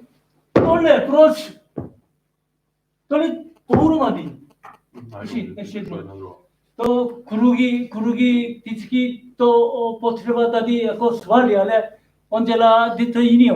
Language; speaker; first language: Czech; non-native, learner; Korean